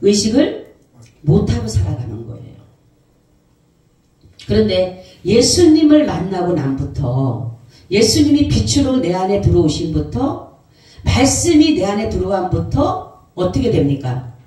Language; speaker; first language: Korean; native; Korean